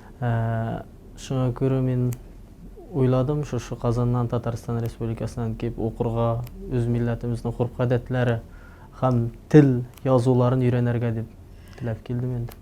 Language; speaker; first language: Tatar; early bilingual, heritage; Tatar